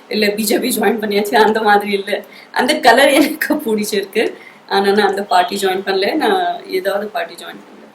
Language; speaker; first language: Tamil; non-native, local second language; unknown